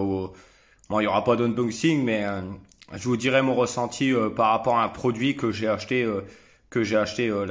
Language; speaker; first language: French; native; French